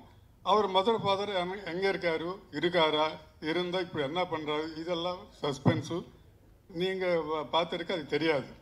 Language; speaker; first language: Tamil; non-native, learner; Telugu